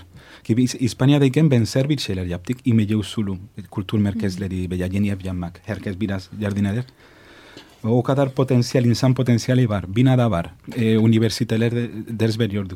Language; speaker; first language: Turkish; non-native, fluent; Spanish